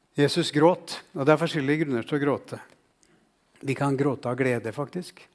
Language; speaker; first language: Norwegian; native; Norwegian